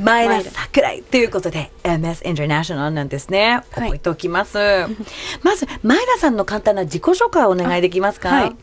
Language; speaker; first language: Japanese; native; Japanese